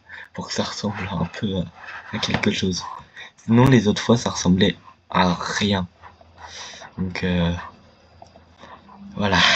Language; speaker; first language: French; native; French